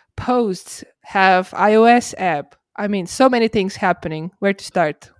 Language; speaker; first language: English; non-native, fluent; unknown